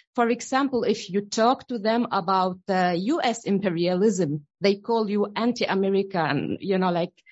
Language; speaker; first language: English; non-native, learner; Arabic